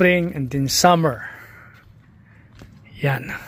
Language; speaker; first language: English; non-native, local second language; Filipino